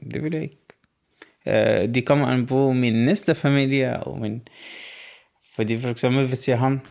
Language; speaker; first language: Danish; non-native, learner; Arabic